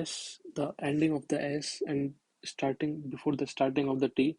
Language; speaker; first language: English; non-native, local second language; Hindi